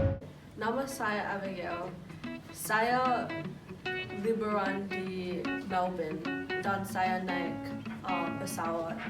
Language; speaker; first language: Indonesian; non-native, learner; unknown